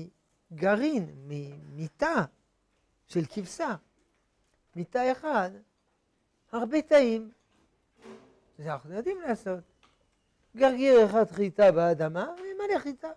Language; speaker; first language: Hebrew; non-native, fluent; French